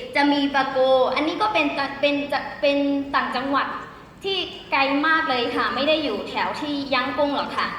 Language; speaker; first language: Thai; non-native, fluent; Burmese